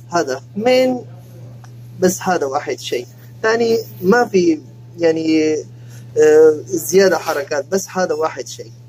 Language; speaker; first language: Arabic; non-native, learner; Urdu